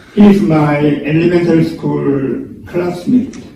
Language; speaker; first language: English; non-native, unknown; Korean